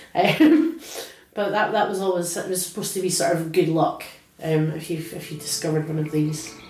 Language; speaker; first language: English; native; English